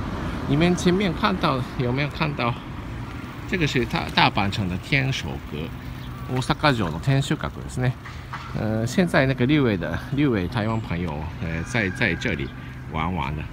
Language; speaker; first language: Chinese; non-native, fluent; Japanese